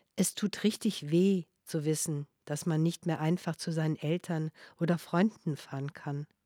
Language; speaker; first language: German; non-native, fluent; Russian